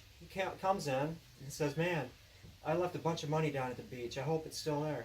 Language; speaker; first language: English; native; English